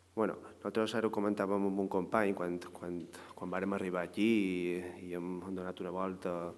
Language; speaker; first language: Catalan; native; Catalan